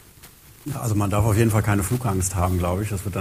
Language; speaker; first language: German; native; German